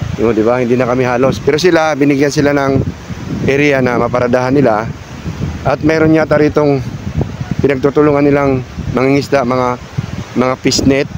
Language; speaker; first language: Filipino; non-native, local second language; Cebuano